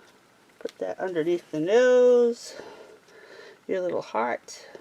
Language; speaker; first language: English; native; English